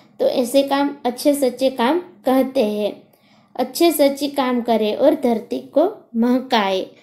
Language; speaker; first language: Hindi; non-native, local second language; Gujarati